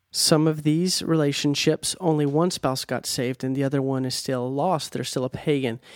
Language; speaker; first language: English; native; English